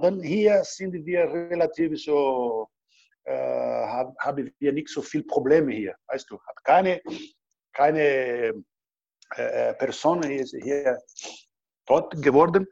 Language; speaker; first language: German; non-native, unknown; Portuguese